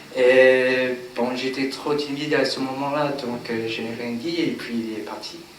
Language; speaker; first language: French; non-native, learner; English